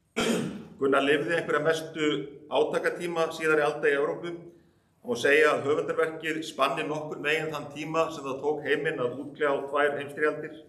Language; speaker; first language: Icelandic; native; Icelandic